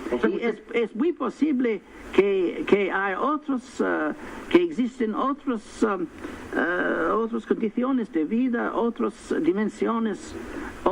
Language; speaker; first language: Spanish; non-native, fluent; English